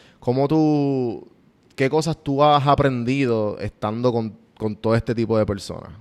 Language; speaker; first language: Spanish; native; Spanish